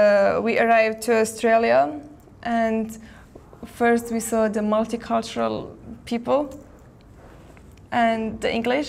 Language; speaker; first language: English; non-native, learner; Armenian